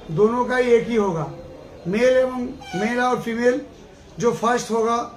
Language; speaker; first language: Hindi; non-native, local second language; Bangla